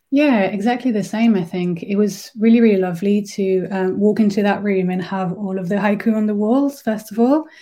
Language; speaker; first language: English; non-native, fluent; French